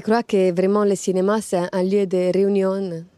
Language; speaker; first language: French; non-native, fluent; Italian